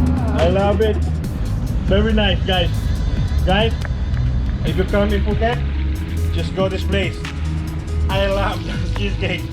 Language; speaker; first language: English; non-native, local second language; Filipino